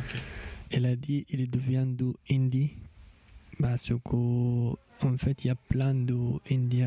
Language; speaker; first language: French; non-native, fluent; Arabic